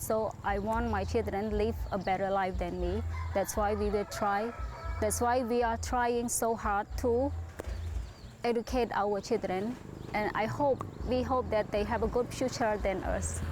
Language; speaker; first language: English; non-native, fluent; Khmer